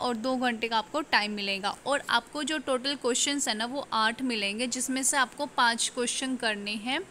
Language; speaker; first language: Hindi; native; Hindi